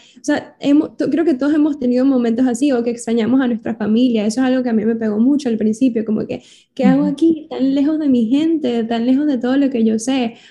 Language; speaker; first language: Spanish; native; Spanish